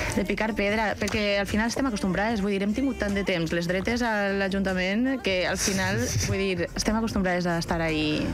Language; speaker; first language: Catalan; native; Catalan